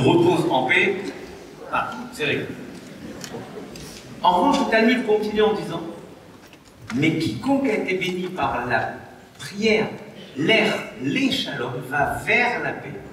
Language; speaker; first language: French; native; French